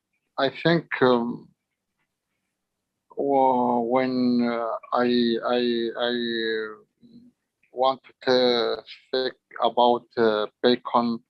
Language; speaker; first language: English; non-native, learner; Arabic